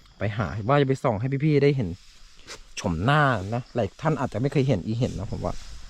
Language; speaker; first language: Thai; non-native, local second language; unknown